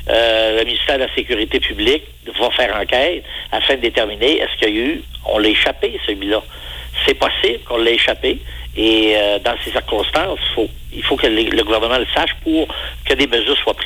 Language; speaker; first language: French; native; French